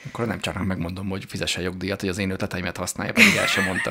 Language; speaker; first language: Hungarian; native; Hungarian